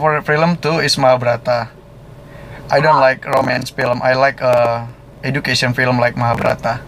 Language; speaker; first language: English; non-native, learner; Indonesian